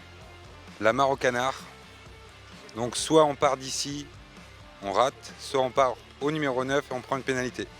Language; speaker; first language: French; native; French